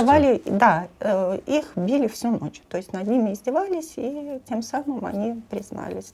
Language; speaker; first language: Russian; native; Russian